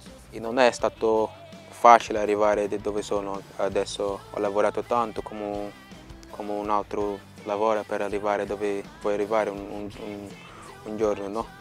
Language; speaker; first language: Italian; non-native, fluent; Portuguese